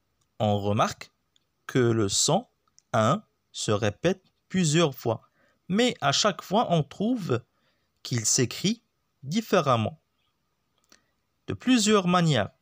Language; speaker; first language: French; non-native, local second language; Arabic